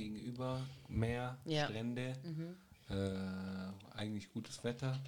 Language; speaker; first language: German; native; German